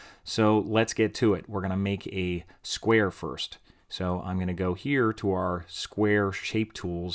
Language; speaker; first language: English; native; English